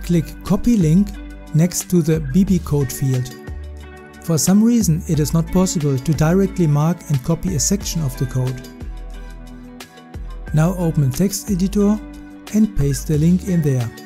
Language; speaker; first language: English; non-native, fluent; German